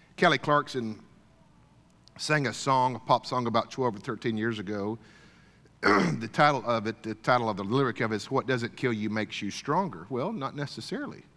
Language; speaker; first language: English; native; English